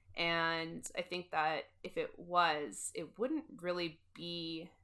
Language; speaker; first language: English; native; English